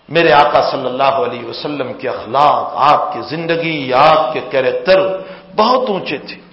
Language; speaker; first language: Urdu; non-native, local second language; Gujarati